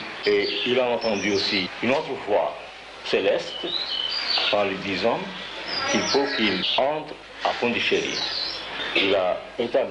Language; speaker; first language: French; non-native, local second language; Bangla